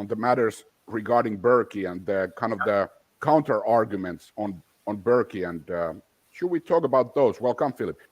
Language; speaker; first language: English; non-native, fluent; Finnish